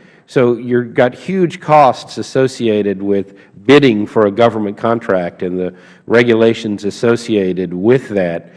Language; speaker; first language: English; native; English